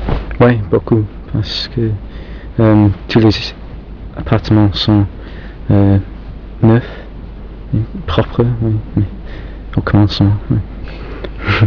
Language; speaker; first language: French; non-native, fluent; English